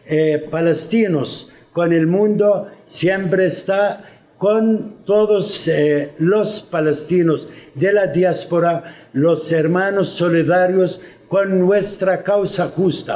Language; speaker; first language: Spanish; non-native, fluent; Arabic